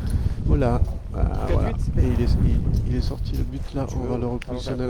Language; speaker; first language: French; native; French